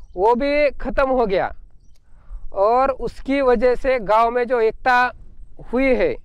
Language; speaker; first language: Hindi; non-native, local second language; Marathi